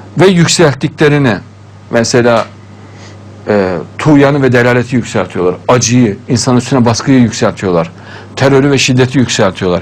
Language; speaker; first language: Turkish; native; Turkish